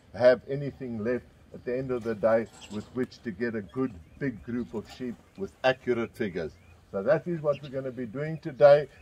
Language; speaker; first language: English; non-native, local second language; Afrikaans